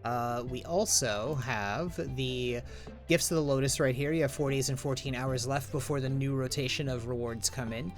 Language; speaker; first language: English; native; English